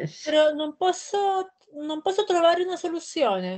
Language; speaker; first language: Italian; non-native, learner; Spanish